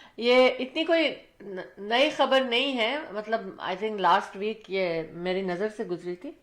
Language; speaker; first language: Urdu; early bilingual, other home language; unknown